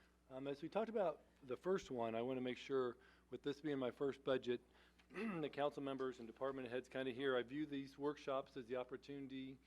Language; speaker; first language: English; native; English